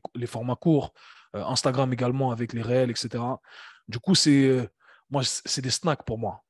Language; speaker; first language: French; native; French